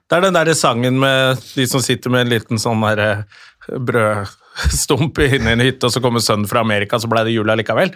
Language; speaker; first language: Norwegian; native; Norwegian